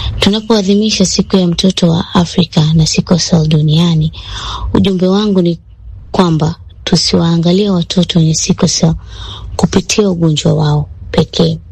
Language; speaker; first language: Swahili; native; Swahili